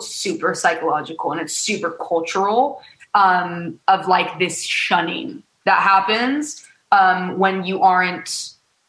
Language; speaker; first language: English; native; English